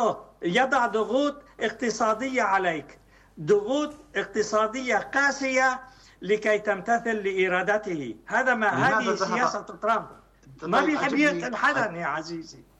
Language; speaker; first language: Arabic; native; Arabic